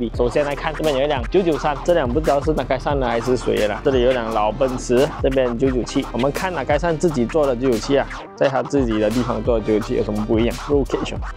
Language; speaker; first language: Chinese; native; Chinese